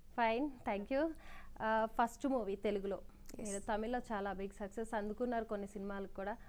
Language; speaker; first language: Telugu; native; Telugu